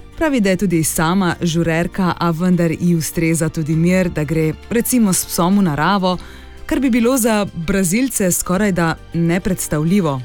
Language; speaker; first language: Slovenian; native; Slovenian